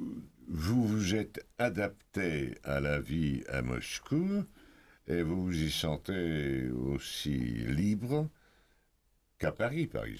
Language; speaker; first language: French; non-native, fluent; Russian